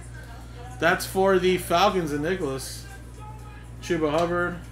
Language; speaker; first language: English; native; English